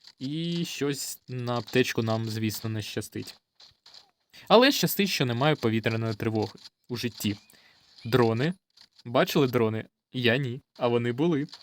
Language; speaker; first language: Ukrainian; non-native, local second language; Russian